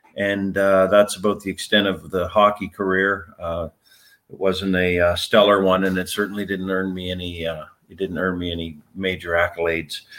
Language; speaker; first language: English; native; English